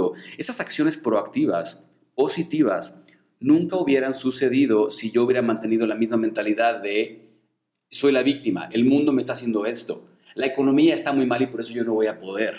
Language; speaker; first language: Spanish; native; Spanish